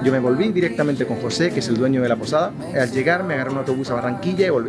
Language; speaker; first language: Spanish; native; Spanish